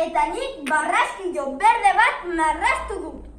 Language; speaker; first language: Basque; non-native, local second language; Spanish